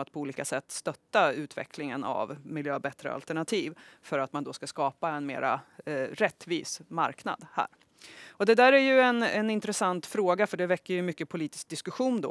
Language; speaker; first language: Swedish; native; Swedish